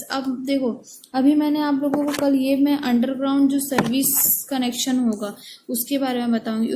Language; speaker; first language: Hindi; native; Hindi